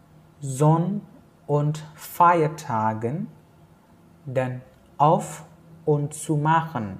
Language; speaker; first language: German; non-native, fluent; Indonesian